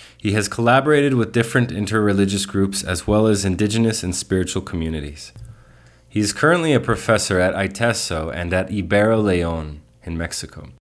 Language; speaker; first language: English; native; English